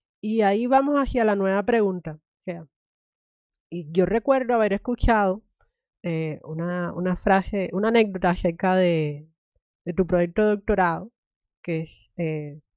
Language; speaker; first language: Spanish; native; Spanish